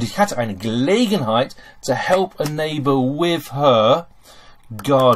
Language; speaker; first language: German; non-native, fluent; English